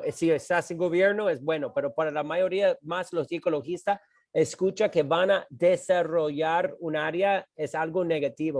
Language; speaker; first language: Spanish; non-native, fluent; English